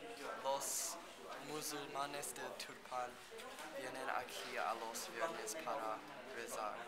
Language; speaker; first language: Spanish; non-native, learner; English